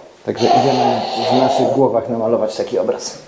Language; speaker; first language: Polish; native; Polish